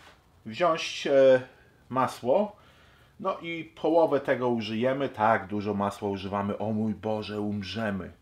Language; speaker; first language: Polish; early bilingual, heritage; Polish